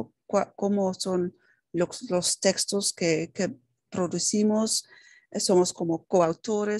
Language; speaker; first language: Spanish; non-native, fluent; Dutch